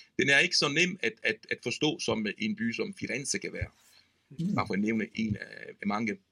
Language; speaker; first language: Danish; non-native, fluent; Italian